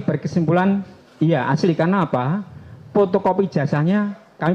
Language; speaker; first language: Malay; non-native, local second language; Javanese